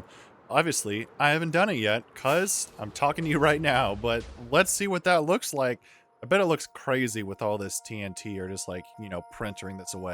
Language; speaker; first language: English; native; English